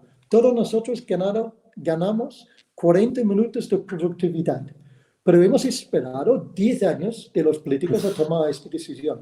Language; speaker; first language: Spanish; non-native, fluent; English